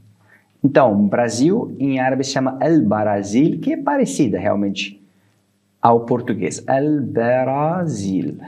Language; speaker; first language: Portuguese; non-native, fluent; Arabic